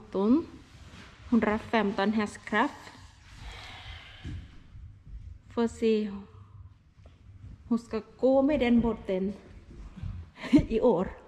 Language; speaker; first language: Swedish; non-native, learner; Thai